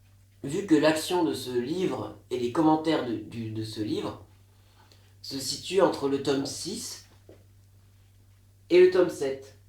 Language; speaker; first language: French; native; French